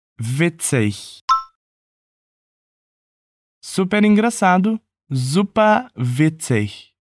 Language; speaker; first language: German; non-native, fluent; Portuguese